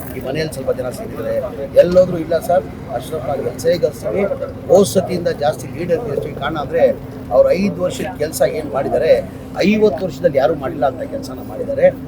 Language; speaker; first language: Kannada; non-native, local second language; Urdu